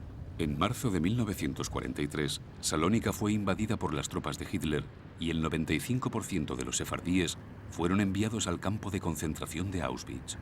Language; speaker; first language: Spanish; native; Spanish